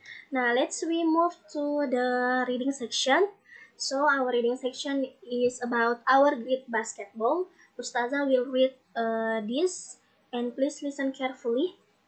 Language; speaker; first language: English; non-native, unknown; Indonesian